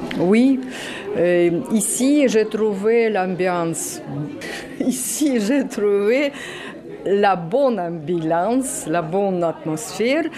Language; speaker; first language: French; non-native, learner; Russian